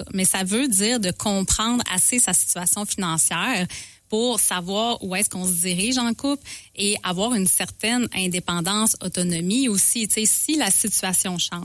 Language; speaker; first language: French; native; French